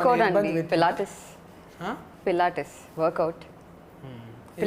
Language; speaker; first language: Telugu; non-native, fluent; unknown